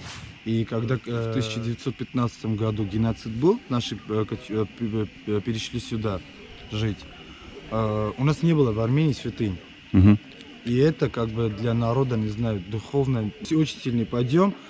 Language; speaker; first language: Russian; non-native, local second language; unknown